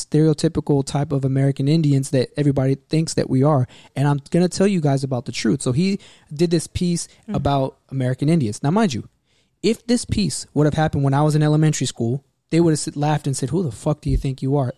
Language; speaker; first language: English; native; English